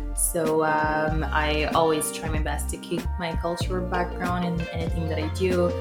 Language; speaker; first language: English; early bilingual, other home language; Haitian Creole